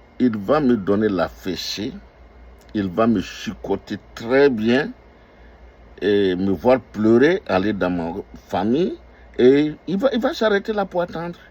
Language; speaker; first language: French; non-native, local second language; Dyula